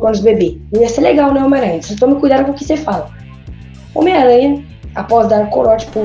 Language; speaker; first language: Portuguese; native; Portuguese